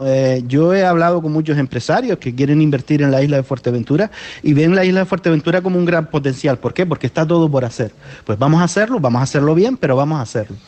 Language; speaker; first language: Spanish; native; Spanish